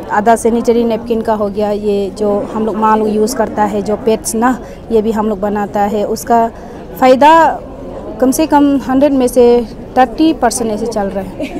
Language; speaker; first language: Hindi; non-native, local second language; Nyishi